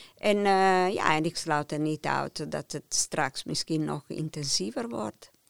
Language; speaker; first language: Dutch; non-native, fluent; Italian